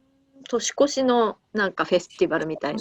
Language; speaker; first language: Japanese; native; Japanese